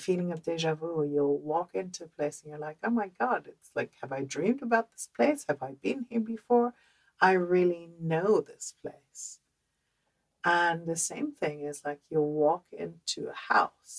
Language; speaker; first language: English; early bilingual, other home language; Dutch